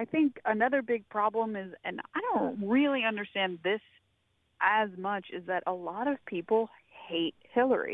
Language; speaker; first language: English; native; English